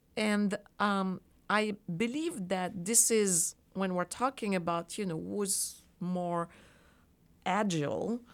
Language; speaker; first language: English; non-native, fluent; French